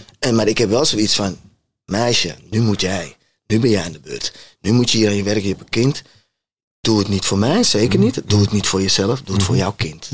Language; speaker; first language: Dutch; native; Dutch